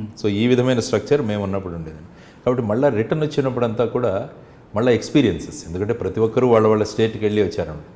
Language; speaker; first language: Telugu; native; Telugu